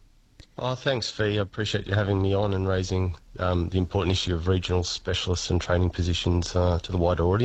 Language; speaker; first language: English; native; English